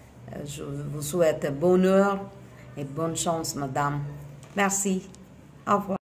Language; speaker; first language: French; non-native, fluent; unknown